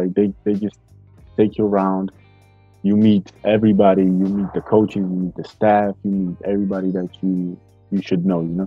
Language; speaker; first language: English; non-native, fluent; Bulgarian